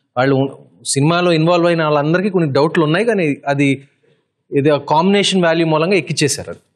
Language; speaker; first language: Telugu; native; Telugu